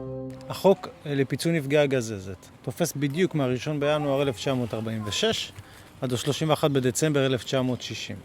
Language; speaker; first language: Hebrew; native; Hebrew